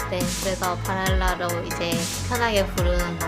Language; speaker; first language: Korean; native; Korean